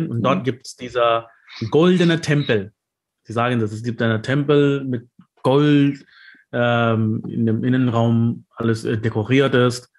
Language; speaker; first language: German; non-native, fluent; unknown